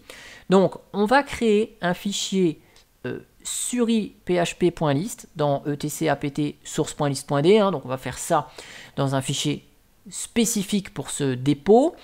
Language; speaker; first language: French; native; French